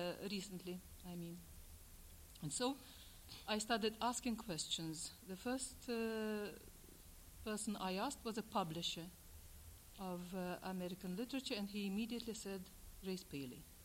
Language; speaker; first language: English; non-native, fluent; Russian